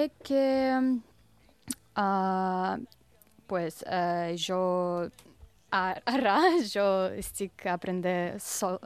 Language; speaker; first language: Catalan; non-native, learner; Russian